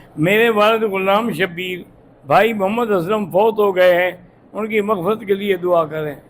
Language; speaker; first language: Urdu; native; Urdu